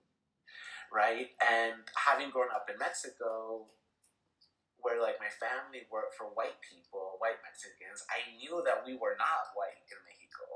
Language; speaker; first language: English; early bilingual, other home language; Spanish